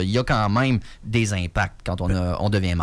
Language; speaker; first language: French; native; French